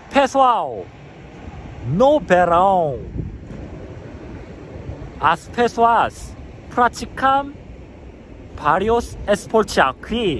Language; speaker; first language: Portuguese; non-native, learner; Korean